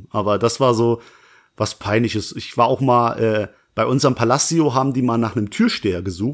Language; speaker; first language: German; native; German